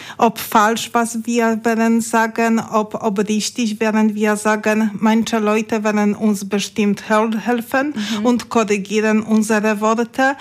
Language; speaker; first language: German; non-native, learner; Polish